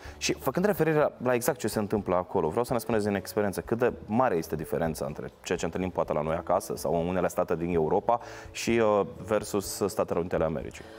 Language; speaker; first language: Romanian; native; Romanian